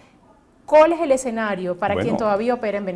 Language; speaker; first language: Spanish; native; Spanish